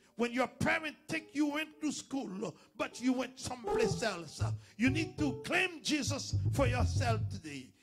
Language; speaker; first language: English; non-native, learner; Haitian Creole